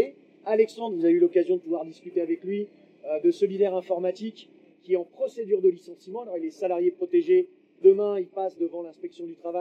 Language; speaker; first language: French; native; French